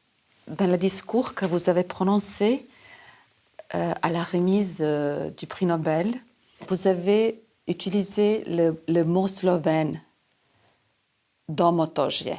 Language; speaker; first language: French; non-native, fluent; Serbian